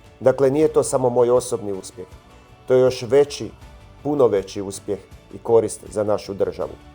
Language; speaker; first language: Croatian; native; Croatian